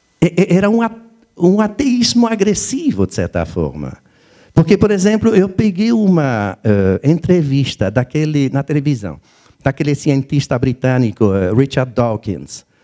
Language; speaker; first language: Portuguese; non-native, fluent; French